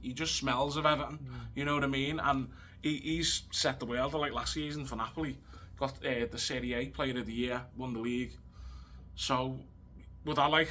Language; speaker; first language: English; native; English